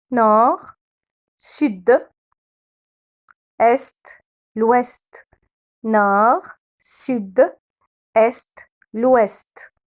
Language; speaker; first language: French; non-native, fluent; Arabic